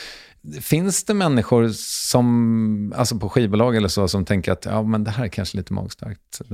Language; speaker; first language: Swedish; native; Swedish